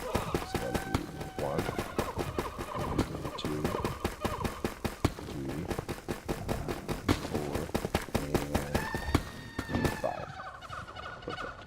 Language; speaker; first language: English; native; English